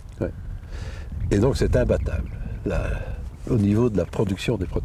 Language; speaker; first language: French; native; French